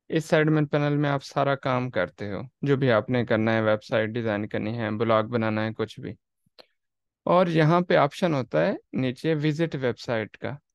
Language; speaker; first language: Urdu; non-native, local second language; Saraiki